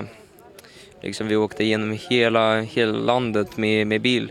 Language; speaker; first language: Swedish; early bilingual, other home language; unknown